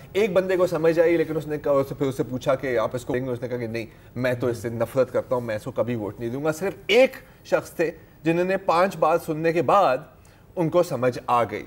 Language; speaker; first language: Urdu; native; Urdu